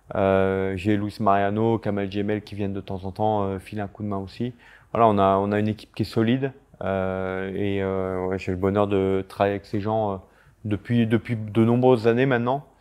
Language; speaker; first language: French; native; French